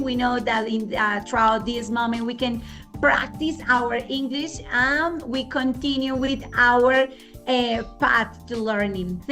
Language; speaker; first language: English; non-native, fluent; Spanish